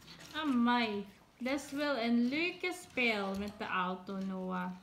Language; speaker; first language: Dutch; non-native, learner; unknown